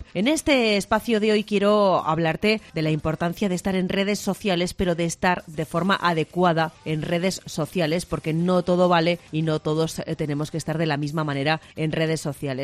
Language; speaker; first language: Spanish; native; Spanish